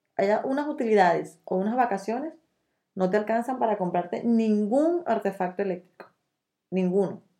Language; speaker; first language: Spanish; native; Spanish